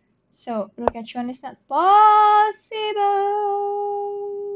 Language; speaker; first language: English; non-native, fluent; Indonesian